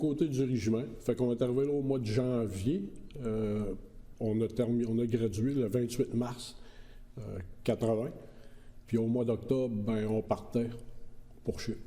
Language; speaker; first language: French; native; French